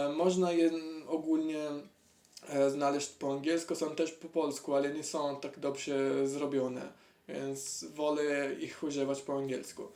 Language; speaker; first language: Polish; non-native, learner; Italian